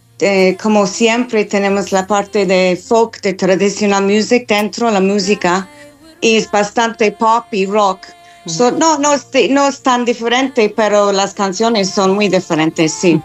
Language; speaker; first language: Spanish; non-native, fluent; English